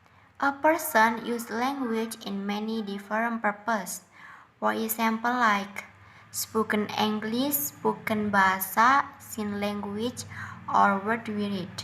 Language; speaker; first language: English; non-native, learner; Indonesian